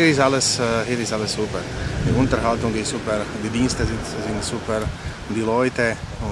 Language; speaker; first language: German; non-native, learner; Slovak